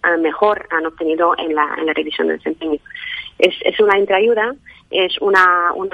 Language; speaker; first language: Spanish; non-native, fluent; Romanian